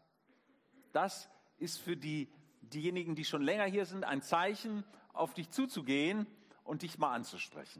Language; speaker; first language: German; native; German